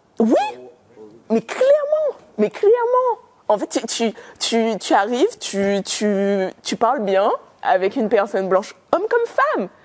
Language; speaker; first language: French; native; French